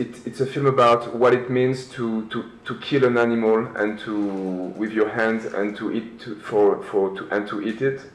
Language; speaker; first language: English; non-native, fluent; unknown